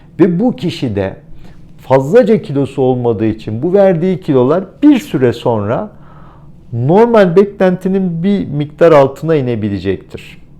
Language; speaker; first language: Turkish; native; Turkish